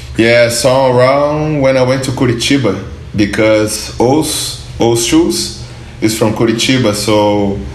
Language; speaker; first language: English; non-native, learner; Portuguese